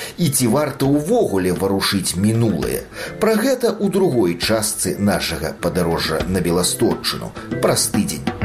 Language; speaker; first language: Belarusian; native; Belarusian